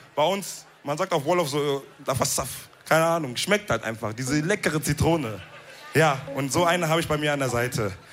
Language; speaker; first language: German; early bilingual, other home language; Wolof